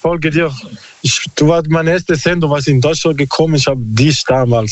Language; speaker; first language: German; non-native, learner; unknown